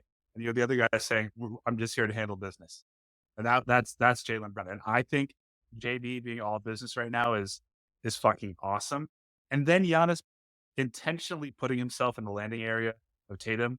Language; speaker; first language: English; native; English